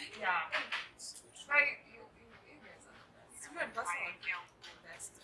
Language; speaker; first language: English; non-native, local second language; Swahili